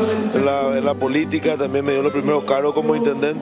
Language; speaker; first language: Spanish; native; Spanish